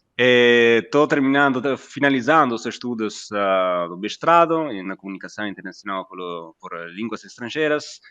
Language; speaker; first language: Portuguese; non-native, fluent; Italian